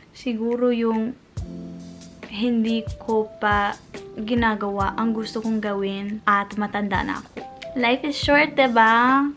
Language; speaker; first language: Filipino; non-native, fluent; English